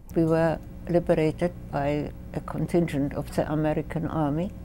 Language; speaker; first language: English; non-native, fluent; Polish